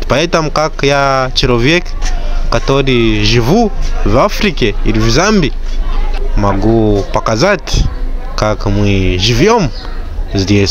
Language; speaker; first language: Russian; non-native, learner; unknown